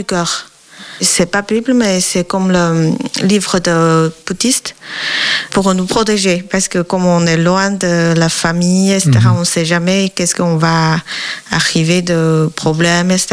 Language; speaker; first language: French; non-native, learner; Chinese